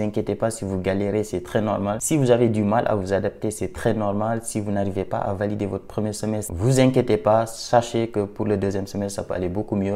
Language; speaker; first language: French; non-native, local second language; Wolof